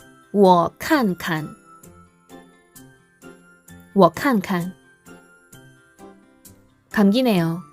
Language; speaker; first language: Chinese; non-native, fluent; Korean